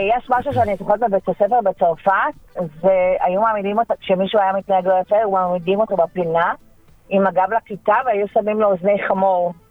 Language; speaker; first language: Hebrew; early bilingual, other home language; French